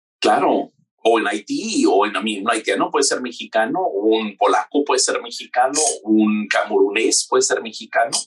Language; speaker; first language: Spanish; non-native, fluent; English